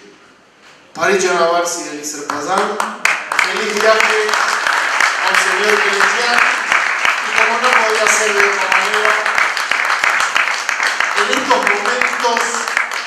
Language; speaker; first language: Spanish; native; Spanish